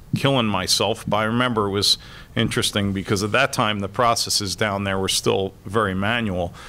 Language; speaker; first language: English; native; English